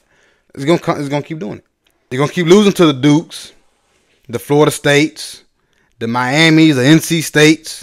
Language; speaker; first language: English; native; English